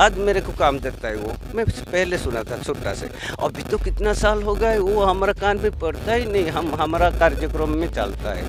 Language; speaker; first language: Hindi; non-native, local second language; Odia